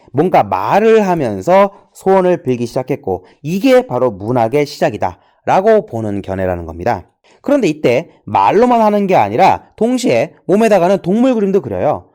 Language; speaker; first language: Korean; native; Korean